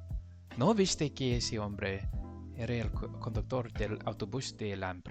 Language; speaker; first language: Spanish; non-native, learner; English